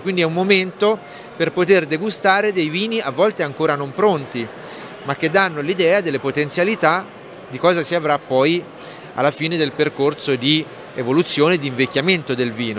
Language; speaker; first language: Italian; native; Italian